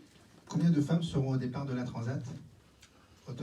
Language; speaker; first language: French; native; French